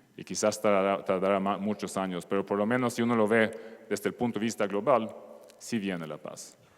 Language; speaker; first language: Spanish; non-native, fluent; Swedish